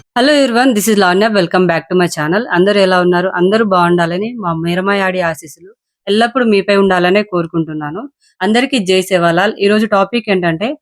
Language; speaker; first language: Telugu; non-native, local second language; Lambadi